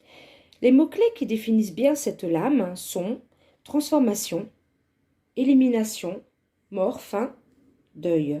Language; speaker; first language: French; native; French